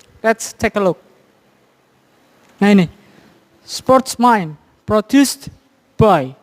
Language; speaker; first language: English; non-native, fluent; Indonesian